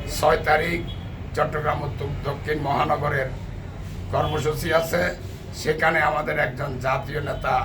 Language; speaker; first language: Bangla; native; Bangla